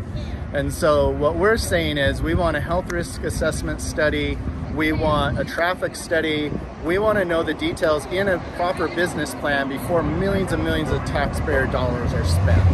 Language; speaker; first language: English; native; English